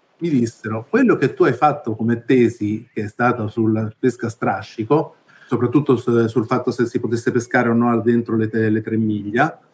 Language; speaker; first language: Italian; early bilingual, other home language; Spanish